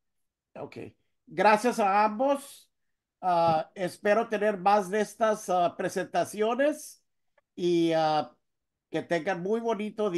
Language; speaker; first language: Spanish; early bilingual, heritage; Spanish